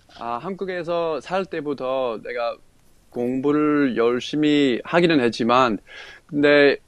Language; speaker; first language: Korean; non-native, fluent; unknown